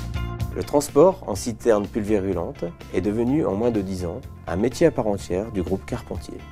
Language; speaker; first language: French; native; French